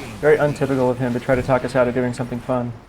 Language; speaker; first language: English; native; English